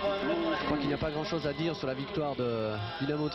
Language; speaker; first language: French; native; French